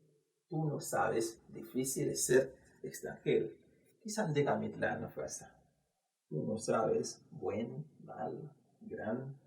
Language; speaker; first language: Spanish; non-native, fluent; Haitian Creole